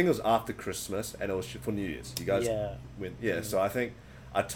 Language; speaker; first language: English; native; English